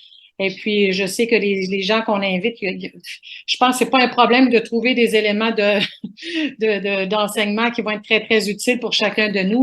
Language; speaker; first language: French; native; French